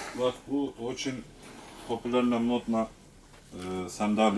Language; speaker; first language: Russian; non-native, local second language; Turkish